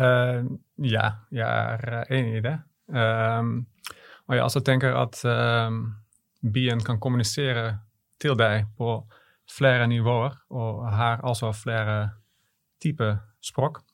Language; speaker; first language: Swedish; non-native, learner; Dutch